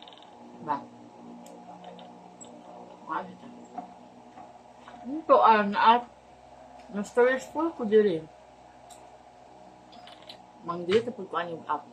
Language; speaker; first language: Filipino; non-native, local second language; Cebuano